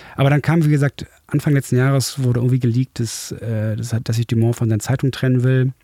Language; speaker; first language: German; native; German